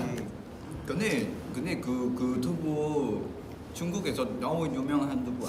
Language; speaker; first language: Korean; non-native, fluent; Vietnamese